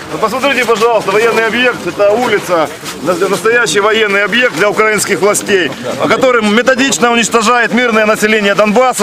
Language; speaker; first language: Russian; native; Russian